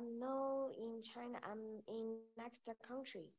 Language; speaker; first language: English; non-native, learner; Spanish